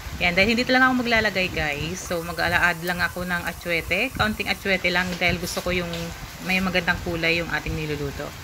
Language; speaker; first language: Filipino; non-native, local second language; Bikol